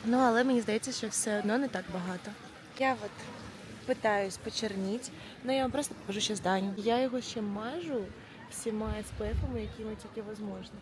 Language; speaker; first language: Ukrainian; non-native, local second language; Russian